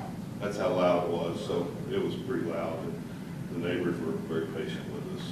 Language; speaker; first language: English; native; English